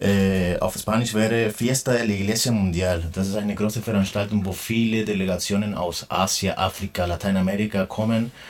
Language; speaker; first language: German; non-native, fluent; Spanish